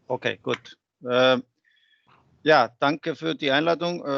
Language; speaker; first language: German; non-native, fluent; Icelandic